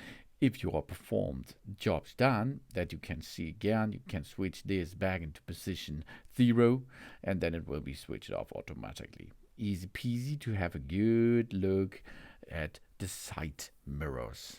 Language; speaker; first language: English; non-native, fluent; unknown